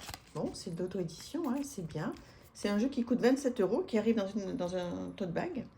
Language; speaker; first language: French; native; French